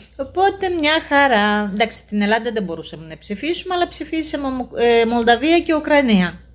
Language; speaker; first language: Greek; non-native, fluent; Russian